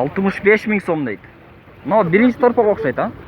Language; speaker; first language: Kyrgyz; native; Kyrgyz